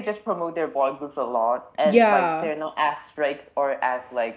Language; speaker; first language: English; non-native, local second language; Cantonese